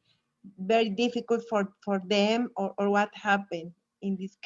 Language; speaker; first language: English; non-native, fluent; Spanish